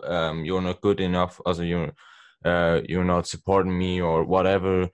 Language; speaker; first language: English; non-native, learner; Swiss German